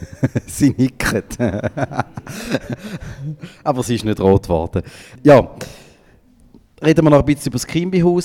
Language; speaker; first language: German; native; German